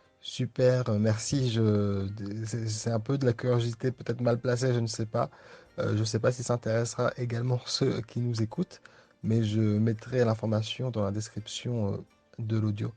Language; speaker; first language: French; native; French